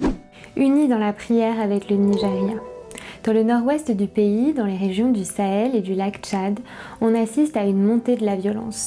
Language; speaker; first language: French; native; French